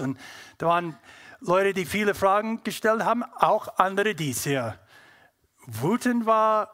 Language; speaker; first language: German; non-native, learner; English